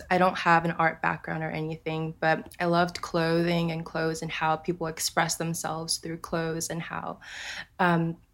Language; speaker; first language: English; early bilingual, other home language; Japanese